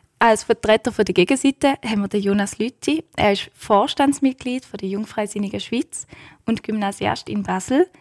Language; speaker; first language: German; native; German